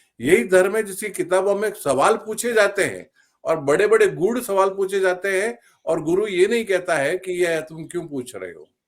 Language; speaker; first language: Hindi; native; Hindi